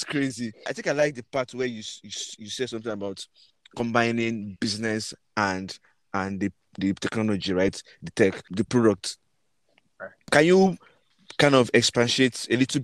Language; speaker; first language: English; non-native, local second language; Yoruba